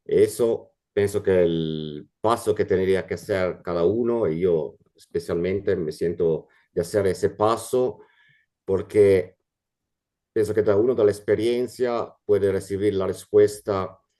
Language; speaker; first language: Spanish; non-native, fluent; Italian